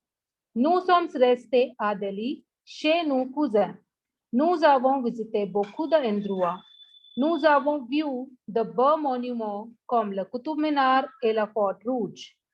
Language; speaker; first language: French; non-native, fluent; Hindi